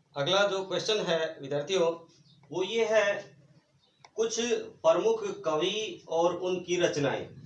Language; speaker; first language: Hindi; native; Hindi